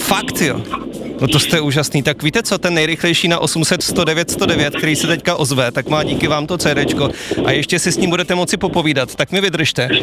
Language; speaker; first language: Czech; native; Czech